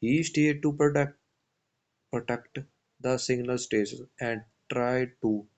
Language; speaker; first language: English; non-native, local second language; Punjabi